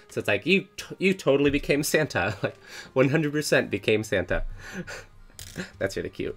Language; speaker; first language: English; native; English